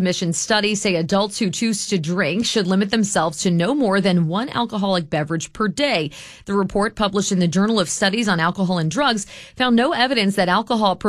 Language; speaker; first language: English; non-native, fluent; French